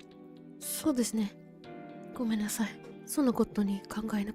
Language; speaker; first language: Japanese; non-native, learner; Vietnamese